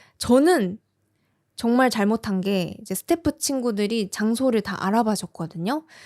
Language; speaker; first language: Korean; native; Korean